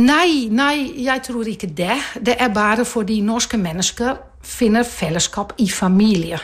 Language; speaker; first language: Norwegian; non-native, fluent; Dutch